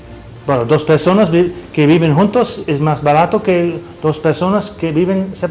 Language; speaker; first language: Spanish; non-native, fluent; English